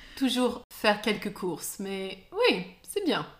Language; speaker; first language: French; non-native, fluent; English